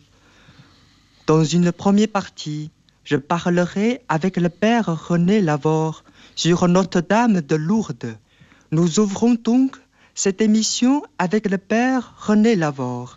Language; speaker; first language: French; non-native, fluent; Chinese